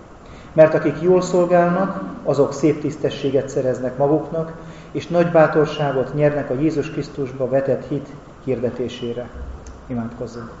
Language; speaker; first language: Hungarian; native; Hungarian